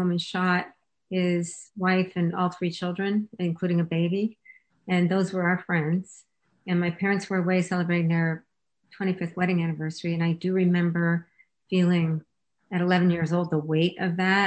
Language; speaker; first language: English; native; English